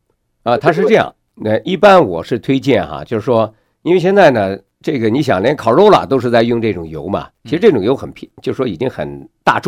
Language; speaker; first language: Chinese; native; Chinese